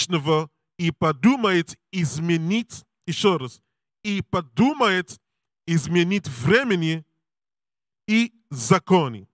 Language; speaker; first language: Russian; non-native, learner; English